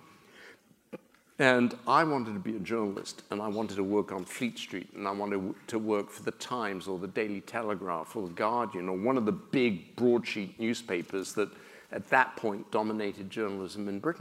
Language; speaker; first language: English; native; English